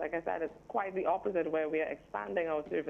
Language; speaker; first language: English; native; English